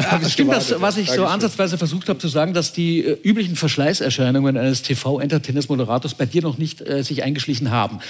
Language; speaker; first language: German; native; German